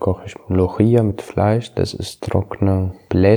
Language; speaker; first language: German; non-native, learner; Arabic